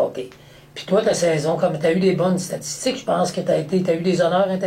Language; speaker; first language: French; native; French